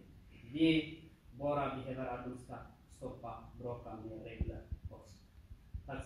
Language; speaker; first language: Swedish; non-native, learner; Tigrinya